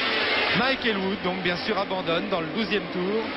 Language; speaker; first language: French; native; French